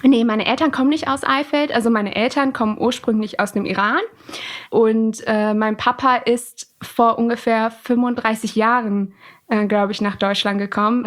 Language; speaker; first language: German; early bilingual, other home language; Persian